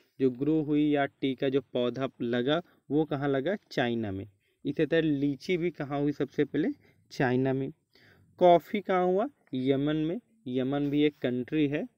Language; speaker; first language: Hindi; native; Hindi